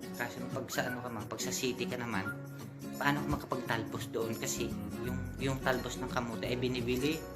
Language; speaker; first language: Filipino; non-native, local second language; Hiligaynon